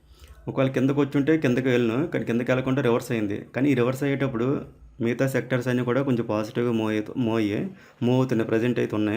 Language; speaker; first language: Telugu; native; Telugu